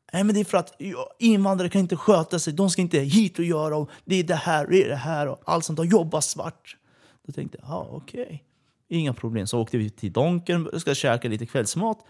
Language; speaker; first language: Swedish; early bilingual, other home language; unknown